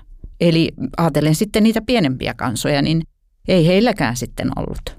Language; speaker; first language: Finnish; native; Finnish